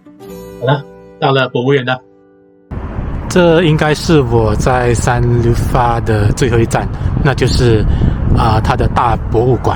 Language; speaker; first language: Chinese; native; Chinese